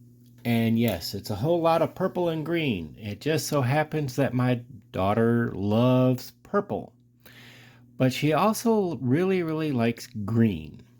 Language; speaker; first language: English; native; English